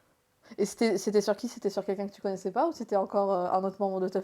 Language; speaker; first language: French; native; French